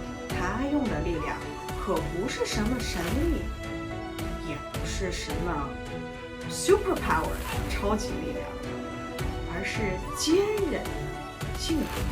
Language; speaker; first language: Chinese; native; Chinese